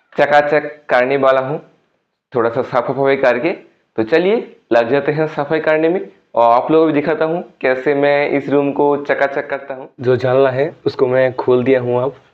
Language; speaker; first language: Hindi; non-native, local second language; Bangla